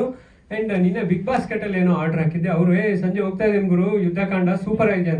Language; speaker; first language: Kannada; native; Kannada